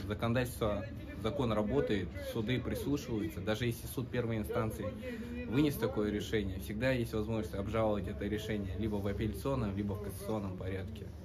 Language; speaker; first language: Russian; native; Russian